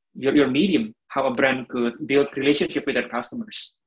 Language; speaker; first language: English; non-native, fluent; Indonesian